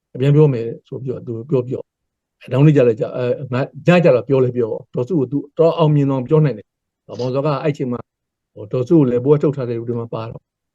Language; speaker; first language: Burmese; native; Burmese